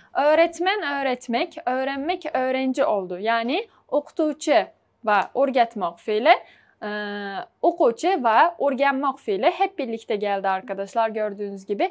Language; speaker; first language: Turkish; non-native, fluent; Uzbek